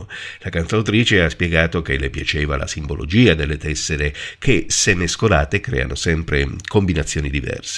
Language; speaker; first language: Italian; native; Italian